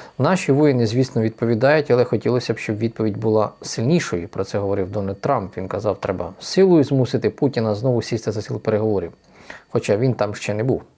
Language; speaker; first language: Ukrainian; native; Ukrainian